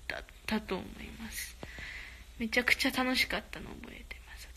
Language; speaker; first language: Japanese; early bilingual, other home language; Korean